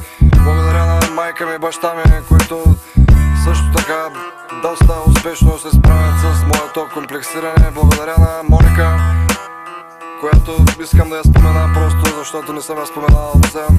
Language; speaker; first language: Bulgarian; native; Bulgarian